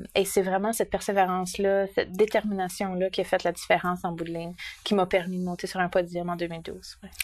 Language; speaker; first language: French; native; French